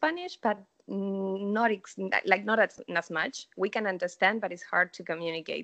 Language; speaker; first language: English; non-native, fluent; Spanish